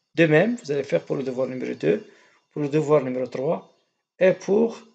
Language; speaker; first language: French; non-native, local second language; Arabic